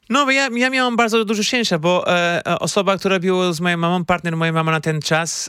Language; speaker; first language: Polish; non-native, fluent; Portuguese